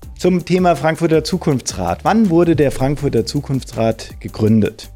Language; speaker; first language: German; native; German